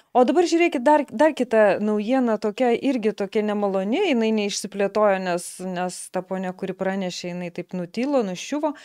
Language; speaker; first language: Lithuanian; native; Lithuanian